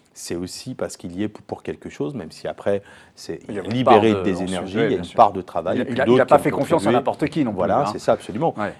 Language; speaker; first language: French; native; French